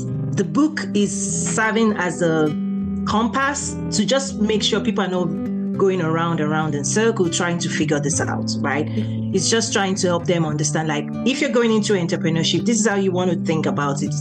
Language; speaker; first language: English; non-native, local second language; Yoruba